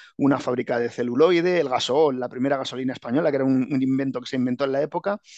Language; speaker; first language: Spanish; native; Spanish